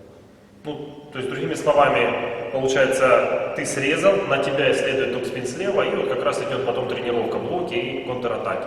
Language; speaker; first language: Russian; native; Russian